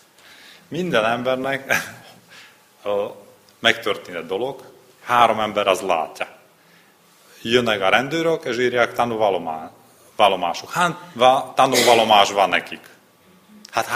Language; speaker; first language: Hungarian; non-native, learner; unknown